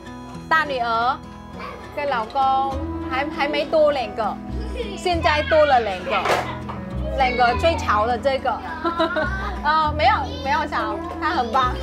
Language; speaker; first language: Chinese; non-native, fluent; Vietnamese